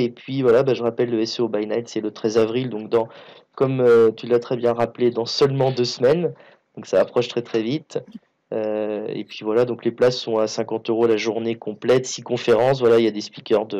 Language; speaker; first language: French; native; French